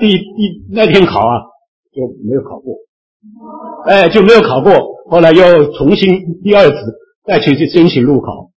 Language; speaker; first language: Chinese; native; Chinese